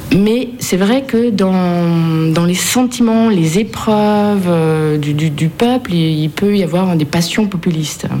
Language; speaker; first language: French; native; French